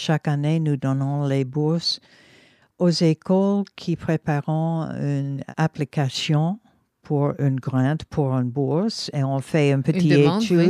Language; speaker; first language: French; non-native, fluent; English